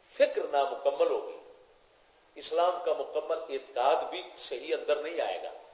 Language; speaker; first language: Urdu; non-native, local second language; Punjabi